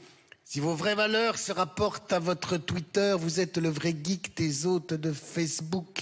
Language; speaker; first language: French; native; French